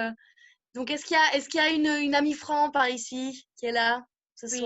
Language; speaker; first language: French; native; French